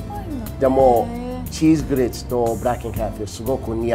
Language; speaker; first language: Japanese; non-native, learner; English